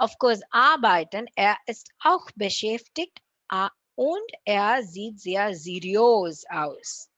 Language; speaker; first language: German; non-native, learner; Tamil